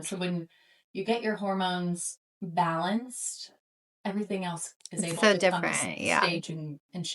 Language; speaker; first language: English; native; English